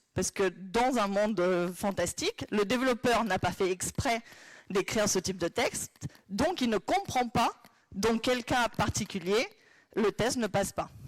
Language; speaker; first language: French; non-native, fluent; Spanish